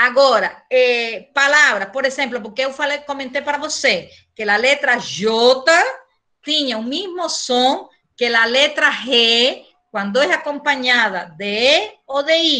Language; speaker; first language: Portuguese; non-native, fluent; Spanish